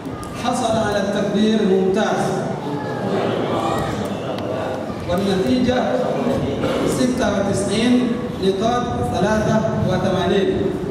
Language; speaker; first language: Arabic; non-native, fluent; Indonesian